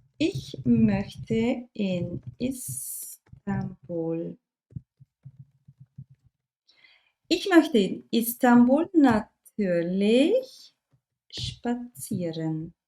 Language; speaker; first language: German; non-native, fluent; Turkish